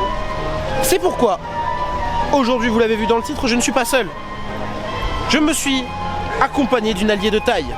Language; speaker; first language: French; native; French